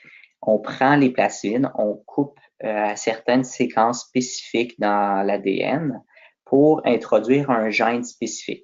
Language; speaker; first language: French; native; French